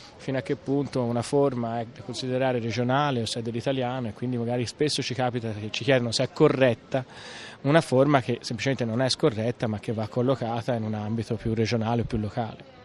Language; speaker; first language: Italian; native; Italian